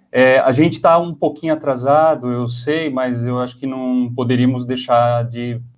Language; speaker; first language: Portuguese; native; Portuguese